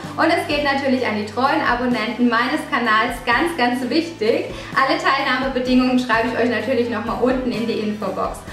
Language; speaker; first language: German; early bilingual, other home language; Italian